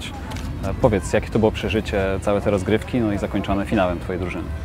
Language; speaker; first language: Polish; native; Polish